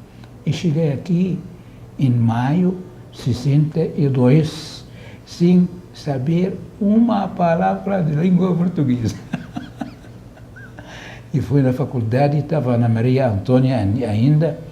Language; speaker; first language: Portuguese; non-native, fluent; Arabic